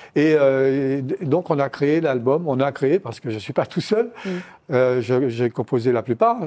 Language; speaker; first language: French; native; French